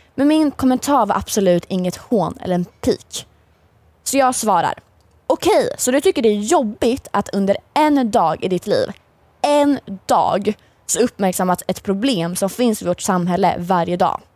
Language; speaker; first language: Swedish; native; Swedish